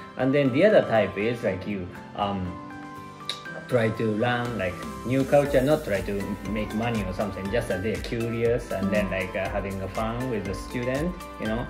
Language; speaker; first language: English; non-native, fluent; Japanese